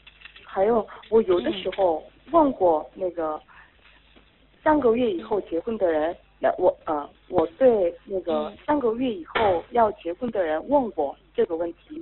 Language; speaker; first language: Chinese; non-native, fluent; Korean